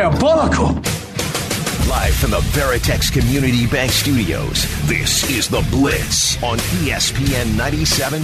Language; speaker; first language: English; native; English